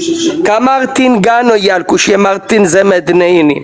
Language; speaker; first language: Amharic; non-native, fluent; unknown